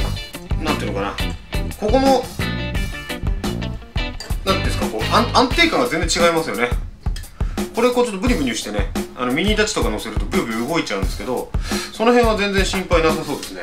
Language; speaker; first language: Japanese; native; Japanese